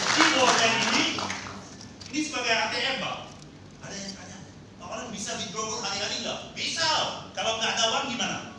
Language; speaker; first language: Indonesian; non-native, fluent; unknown